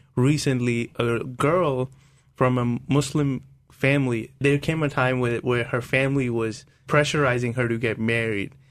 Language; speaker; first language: English; non-native, local second language; Hindi